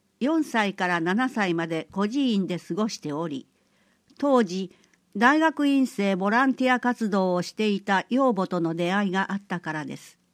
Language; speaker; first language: Japanese; early bilingual, other home language; Persian